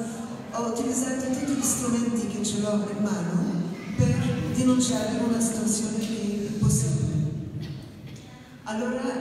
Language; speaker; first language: Italian; non-native, fluent; Arabic